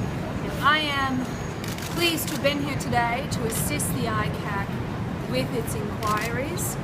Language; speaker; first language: English; native; English